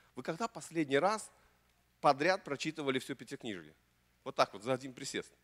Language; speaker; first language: Russian; native; Russian